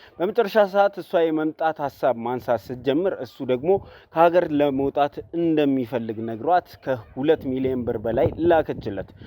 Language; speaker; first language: Amharic; native; Amharic